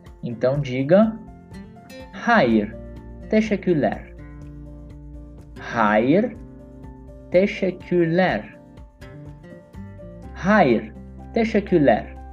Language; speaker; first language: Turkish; non-native, learner; Portuguese